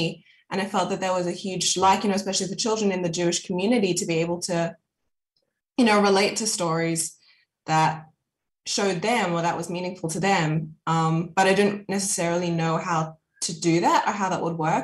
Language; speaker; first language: English; native; English